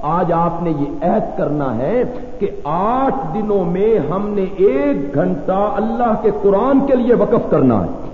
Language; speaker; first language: Urdu; non-native, local second language; Punjabi